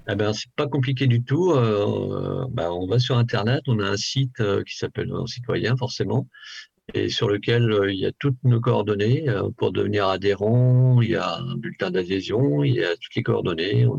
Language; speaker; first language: French; native; French